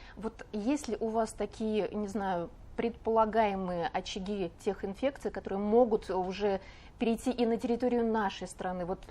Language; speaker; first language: Russian; native; Russian